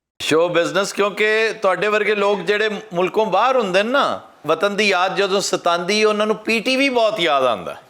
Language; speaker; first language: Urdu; non-native, local second language; Punjabi